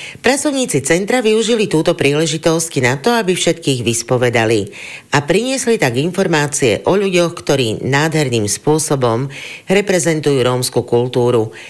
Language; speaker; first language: Slovak; native; Slovak